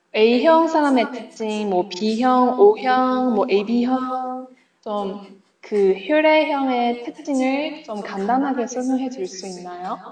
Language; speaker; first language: Korean; non-native, fluent; Chinese